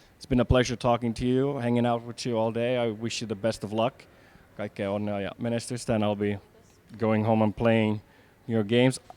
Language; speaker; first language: English; non-native, fluent; Finnish